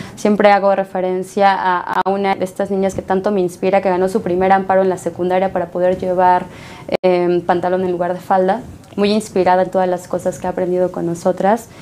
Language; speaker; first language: Spanish; native; Spanish